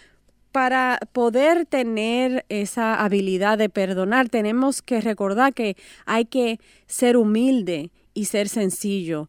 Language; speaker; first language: Spanish; native; Spanish